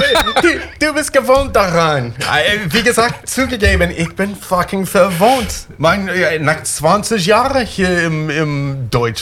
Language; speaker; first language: German; non-native, fluent; English